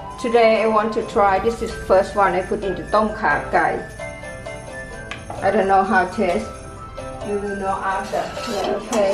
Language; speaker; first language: English; non-native, learner; Thai